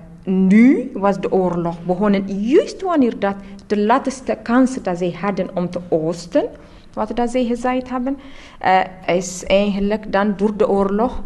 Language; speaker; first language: Dutch; non-native, learner; Tigrinya